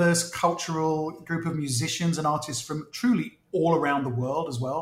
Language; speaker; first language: English; native; English